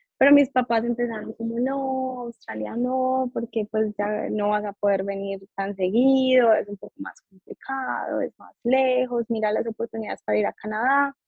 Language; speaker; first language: Spanish; native; Spanish